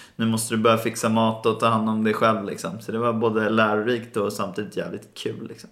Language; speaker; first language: Swedish; native; Swedish